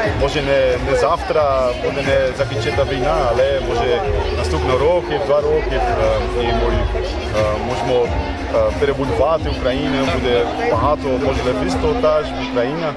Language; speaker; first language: Ukrainian; non-native, learner; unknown